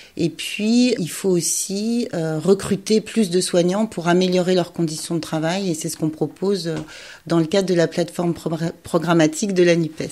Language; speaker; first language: French; native; French